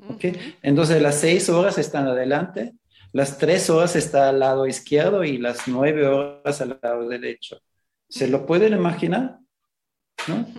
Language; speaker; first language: Spanish; non-native, fluent; German